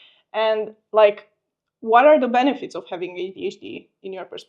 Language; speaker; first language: English; non-native, fluent; Romanian